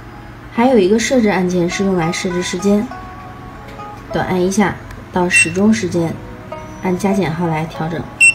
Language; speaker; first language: Chinese; native; Chinese